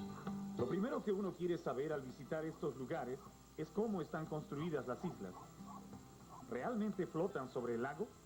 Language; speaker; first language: Spanish; native; Spanish